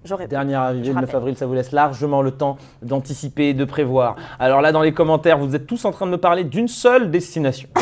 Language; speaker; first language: French; native; French